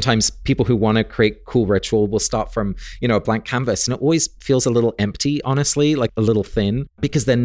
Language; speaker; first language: English; native; English